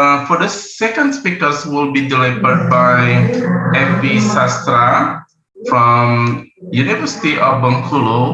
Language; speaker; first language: English; non-native, learner; Indonesian